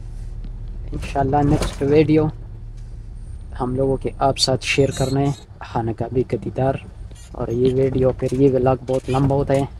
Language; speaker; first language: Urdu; non-native, local second language; Pashto